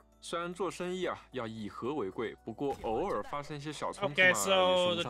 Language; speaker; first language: Chinese; native; Chinese